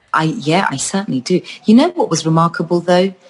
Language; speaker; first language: English; early bilingual, other home language; Georgian